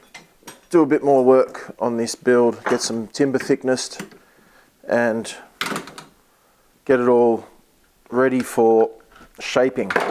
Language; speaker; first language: English; native; English